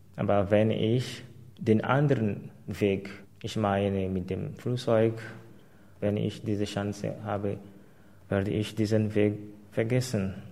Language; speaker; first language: German; non-native, fluent; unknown